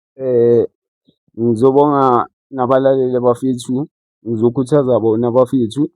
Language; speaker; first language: Zulu; non-native, local second language; Xhosa